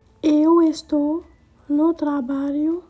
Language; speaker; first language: Portuguese; non-native, learner; Haitian Creole